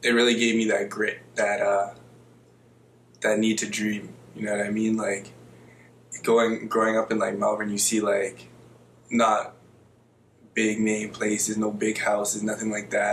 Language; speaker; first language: English; native; English